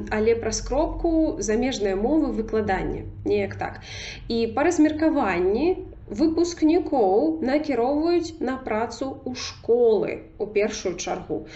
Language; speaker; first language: Belarusian; non-native, local second language; Russian